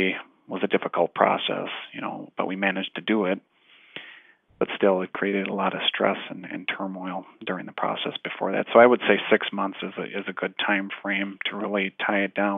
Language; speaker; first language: English; native; English